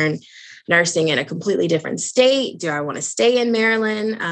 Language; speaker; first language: English; native; English